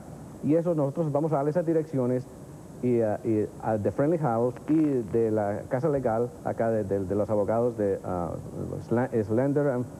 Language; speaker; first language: Spanish; native; Spanish